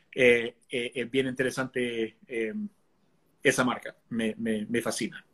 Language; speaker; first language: Spanish; non-native, fluent; English